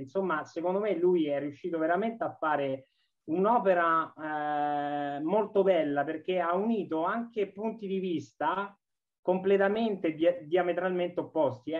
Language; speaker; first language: Italian; native; Italian